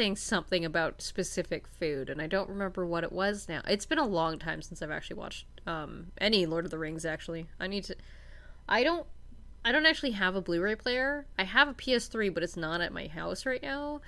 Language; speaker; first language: English; native; English